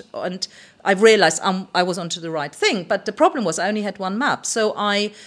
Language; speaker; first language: English; early bilingual, other home language; German